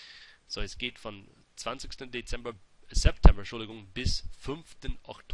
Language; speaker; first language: German; non-native, fluent; English